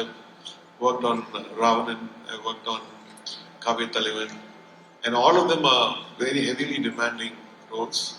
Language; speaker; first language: English; non-native, local second language; Tamil